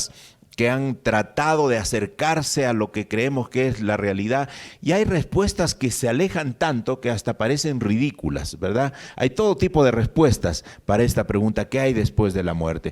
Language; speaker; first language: Spanish; native; Spanish